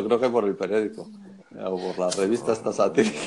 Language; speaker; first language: Spanish; native; Spanish